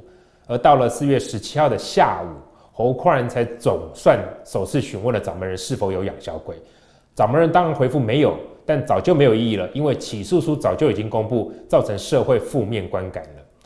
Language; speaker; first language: Chinese; native; Chinese